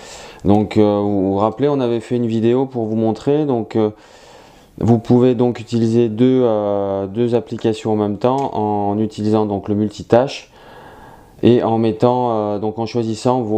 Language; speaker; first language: French; native; French